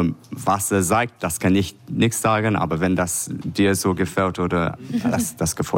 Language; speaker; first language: German; non-native, fluent; English